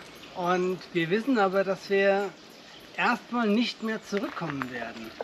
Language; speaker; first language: German; native; German